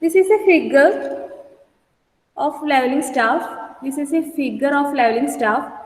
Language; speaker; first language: English; non-native, local second language; Malayalam